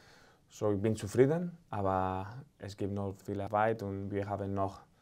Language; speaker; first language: German; non-native, fluent; Spanish